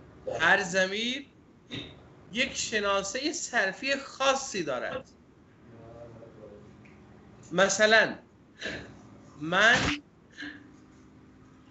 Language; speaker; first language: Persian; non-native, fluent; Urdu